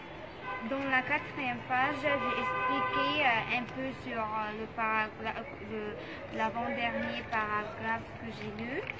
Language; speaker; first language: French; non-native, learner; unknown